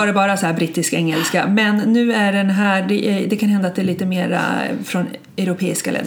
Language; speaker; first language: Swedish; native; Swedish